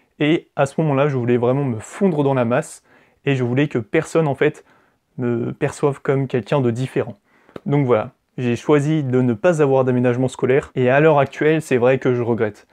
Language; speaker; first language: French; native; French